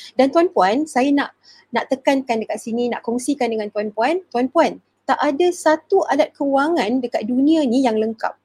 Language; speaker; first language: Malay; native; Malay